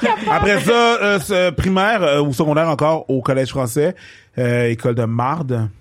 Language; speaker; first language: French; native; French